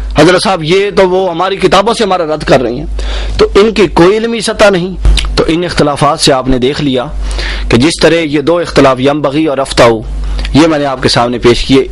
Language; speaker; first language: Urdu; native; Urdu